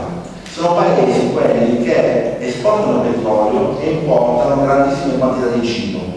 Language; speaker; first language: Italian; native; Italian